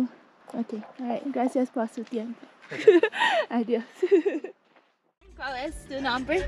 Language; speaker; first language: Spanish; non-native, learner; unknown